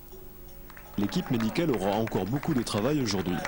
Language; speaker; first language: French; native; French